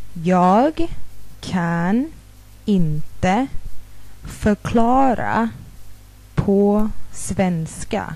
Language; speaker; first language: Swedish; non-native, fluent; Thai